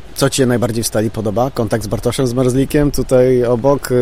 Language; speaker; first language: Polish; native; Polish